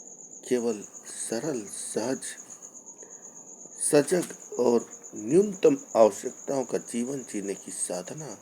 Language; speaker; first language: Hindi; native; Hindi